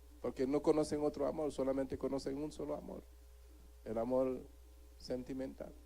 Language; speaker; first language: Spanish; non-native, fluent; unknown